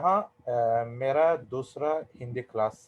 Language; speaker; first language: Hindi; non-native, learner; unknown